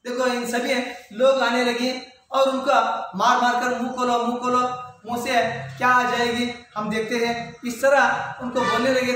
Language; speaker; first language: Hindi; non-native, local second language; Kannada